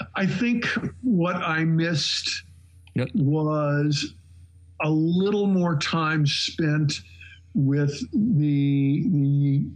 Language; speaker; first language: English; native; English